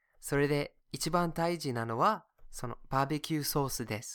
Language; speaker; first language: Japanese; non-native, fluent; English